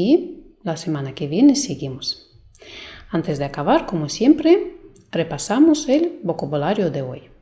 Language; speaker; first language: Spanish; non-native, fluent; Russian